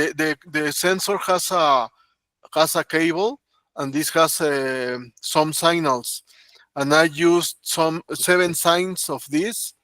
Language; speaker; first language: English; non-native, learner; Spanish